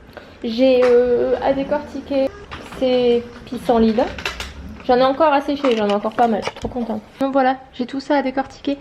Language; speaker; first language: French; native; French